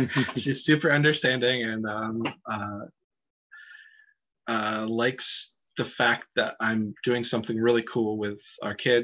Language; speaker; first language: English; native; English